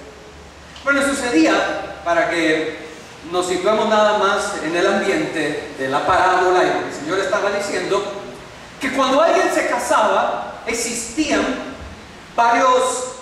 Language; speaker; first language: Spanish; native; Spanish